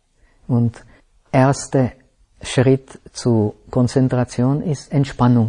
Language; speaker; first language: German; non-native, fluent; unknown